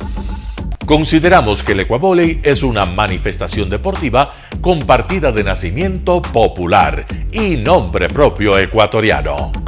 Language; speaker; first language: Spanish; native; Spanish